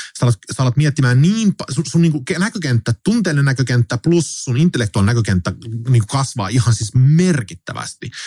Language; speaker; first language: Finnish; early bilingual, heritage; Finnish